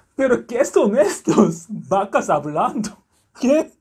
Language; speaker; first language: Spanish; non-native, learner; Korean